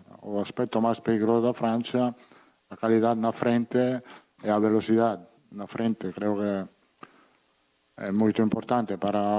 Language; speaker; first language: Portuguese; non-native, learner; Italian